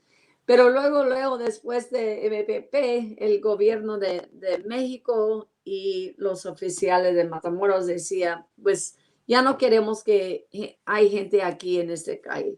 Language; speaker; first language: Spanish; non-native, learner; English